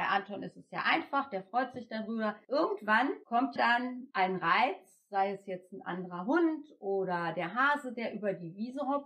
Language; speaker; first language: German; native; German